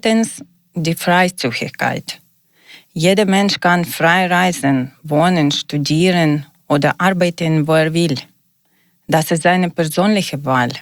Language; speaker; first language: German; non-native, learner; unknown